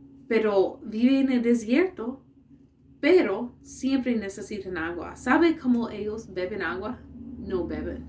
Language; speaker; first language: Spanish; non-native, learner; English